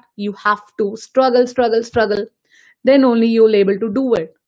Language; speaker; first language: English; non-native, local second language; Hindi